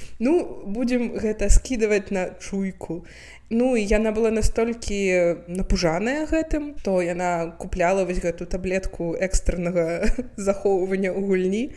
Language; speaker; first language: Belarusian; non-native, local second language; Russian